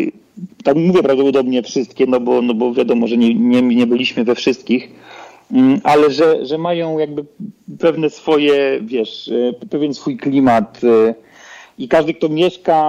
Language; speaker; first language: Polish; native; Polish